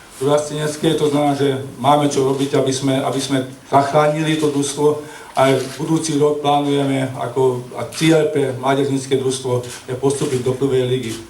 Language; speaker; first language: Slovak; non-native, local second language; Hungarian